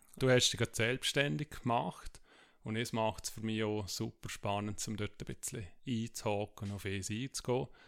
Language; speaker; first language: German; native; German